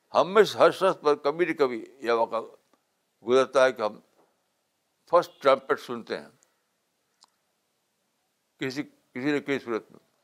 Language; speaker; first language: Urdu; native; Urdu